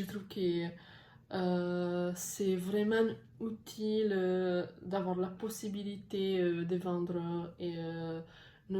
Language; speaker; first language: French; non-native, fluent; Italian